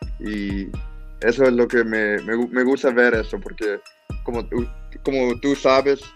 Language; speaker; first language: Spanish; early bilingual, heritage; English